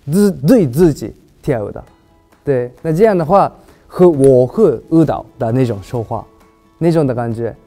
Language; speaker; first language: Chinese; non-native, learner; Japanese